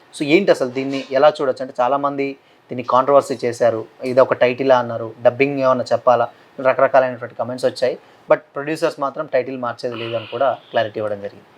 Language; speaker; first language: Telugu; native; Telugu